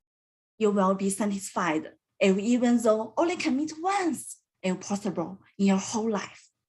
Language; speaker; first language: English; non-native, learner; Chinese